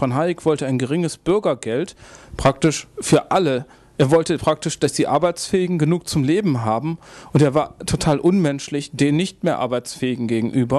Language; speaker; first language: German; native; German